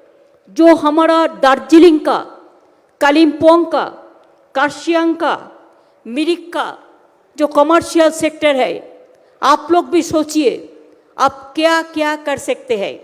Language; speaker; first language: Hindi; non-native, local second language; Bangla